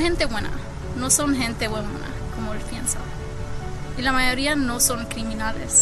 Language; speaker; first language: Spanish; early bilingual, heritage; Spanish